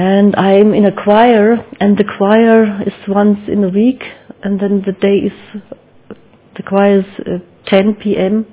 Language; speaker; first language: English; non-native, learner; German